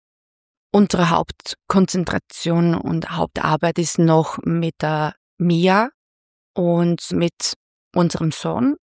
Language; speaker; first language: German; non-native, fluent; Chinese